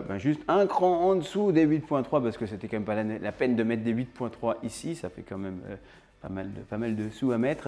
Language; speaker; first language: French; native; French